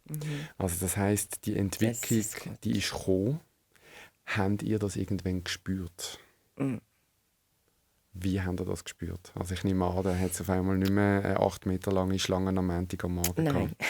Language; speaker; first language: German; native; German